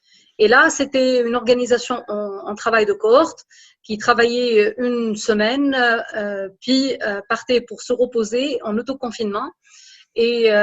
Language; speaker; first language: French; non-native, local second language; Arabic